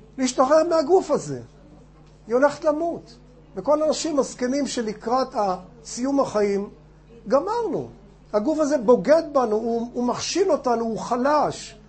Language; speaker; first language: Hebrew; non-native, fluent; English